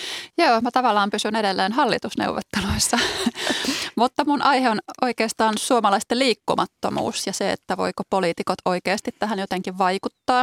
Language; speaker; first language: Finnish; native; Finnish